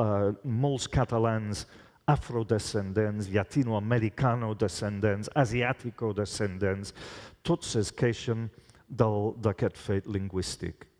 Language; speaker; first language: Catalan; non-native, fluent; English